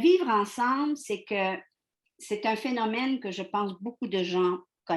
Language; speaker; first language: French; native; French